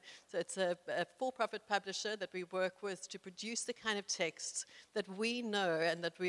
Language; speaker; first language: English; native; English